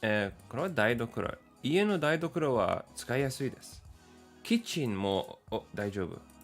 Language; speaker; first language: Japanese; non-native, learner; English